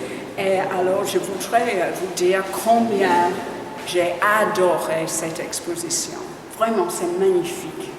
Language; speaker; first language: French; non-native, fluent; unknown